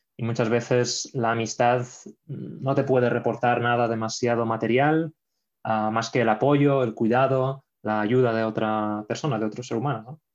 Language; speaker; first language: Spanish; non-native, local second language; Catalan